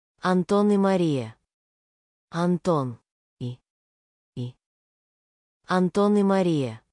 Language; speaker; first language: Russian; non-native, learner; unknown